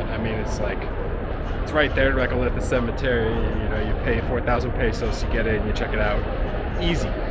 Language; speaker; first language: English; native; English